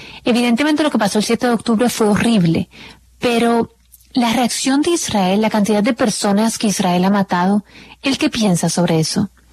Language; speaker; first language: Spanish; native; Spanish